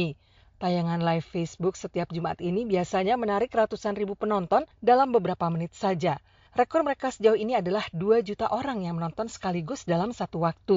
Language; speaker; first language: Indonesian; native; Indonesian